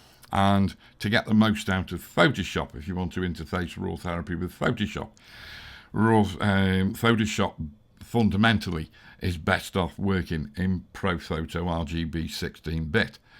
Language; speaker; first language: English; native; English